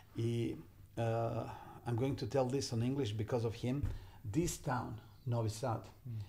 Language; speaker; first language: English; non-native, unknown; Serbian